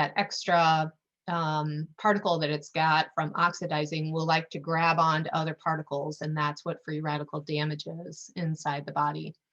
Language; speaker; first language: English; native; English